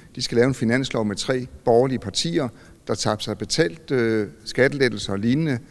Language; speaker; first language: Danish; native; Danish